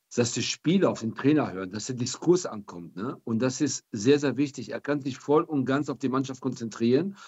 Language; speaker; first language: German; native; German